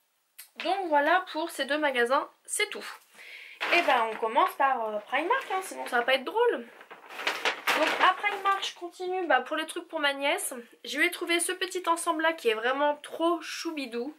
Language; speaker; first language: French; native; French